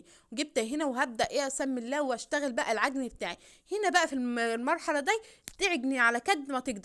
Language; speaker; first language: Arabic; native; Arabic